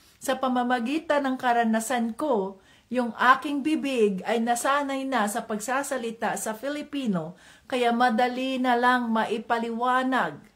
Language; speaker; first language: Filipino; non-native, local second language; Cebuano